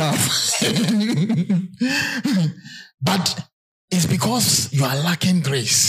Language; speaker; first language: English; non-native, local second language; Akan